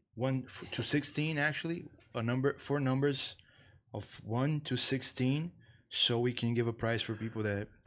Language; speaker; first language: English; non-native, fluent; Portuguese